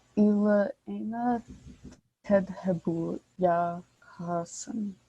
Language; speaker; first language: Arabic; non-native, learner; English